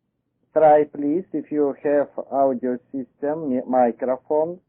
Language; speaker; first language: English; non-native, learner; Lithuanian